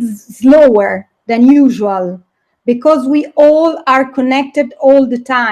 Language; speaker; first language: English; non-native, fluent; Italian